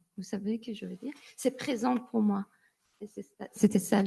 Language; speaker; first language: French; non-native, learner; Persian